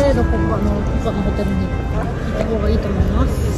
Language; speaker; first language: Japanese; non-native, fluent; German